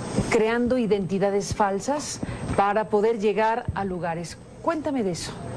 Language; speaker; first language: Spanish; native; Spanish